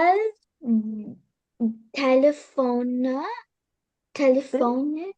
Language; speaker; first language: French; non-native, learner; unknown